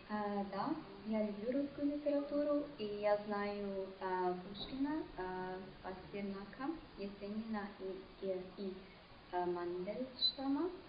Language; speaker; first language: Russian; non-native, learner; English